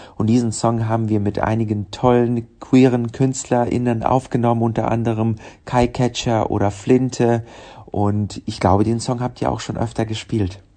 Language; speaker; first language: German; non-native, fluent; Russian